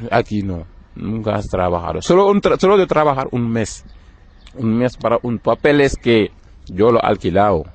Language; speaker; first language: Spanish; non-native, learner; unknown